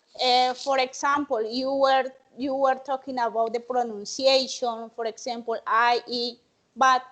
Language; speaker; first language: English; non-native, learner; Spanish